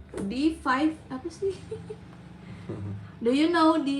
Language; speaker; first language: English; non-native, learner; Indonesian